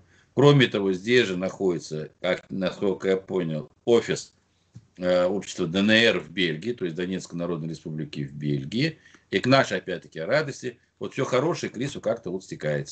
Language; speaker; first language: Russian; native; Russian